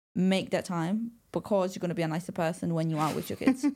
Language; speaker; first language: English; non-native, fluent; Italian